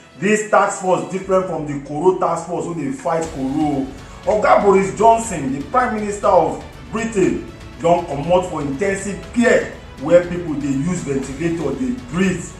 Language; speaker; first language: Nigerian Pidgin; non-native, local second language; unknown